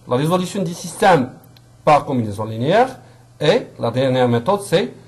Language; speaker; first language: French; non-native, local second language; Arabic